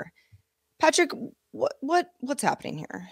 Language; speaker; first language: English; native; English